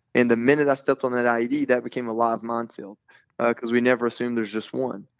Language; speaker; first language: English; native; English